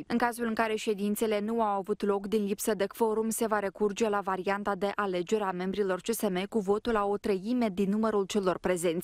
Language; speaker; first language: Romanian; native; Romanian